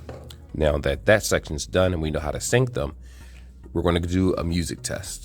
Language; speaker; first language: English; native; English